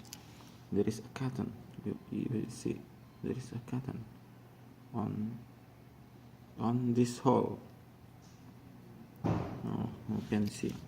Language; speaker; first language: English; non-native, learner; Indonesian